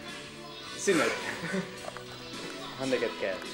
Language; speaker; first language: Hungarian; non-native, learner; German